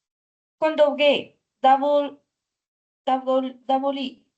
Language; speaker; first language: English; non-native, learner; Spanish